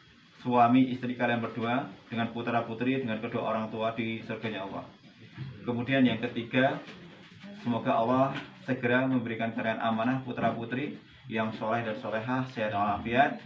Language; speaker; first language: Indonesian; native; Indonesian